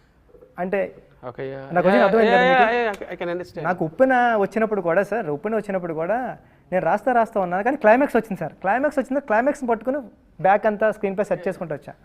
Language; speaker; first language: Telugu; native; Telugu